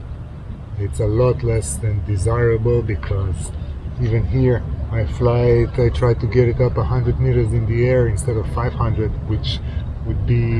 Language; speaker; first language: English; non-native, fluent; Hebrew